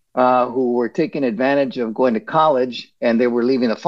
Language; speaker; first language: English; early bilingual, other home language; Spanish